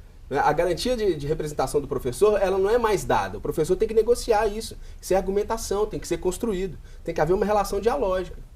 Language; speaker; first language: Portuguese; native; Portuguese